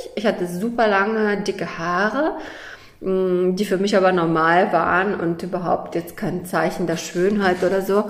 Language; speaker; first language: German; early bilingual, other home language; Russian